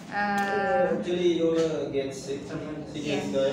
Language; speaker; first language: English; non-native, fluent; Indonesian